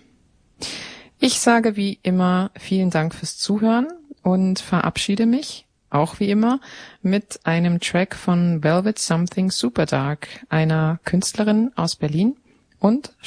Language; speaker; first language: German; native; German